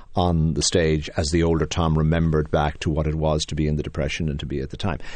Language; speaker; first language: English; native; English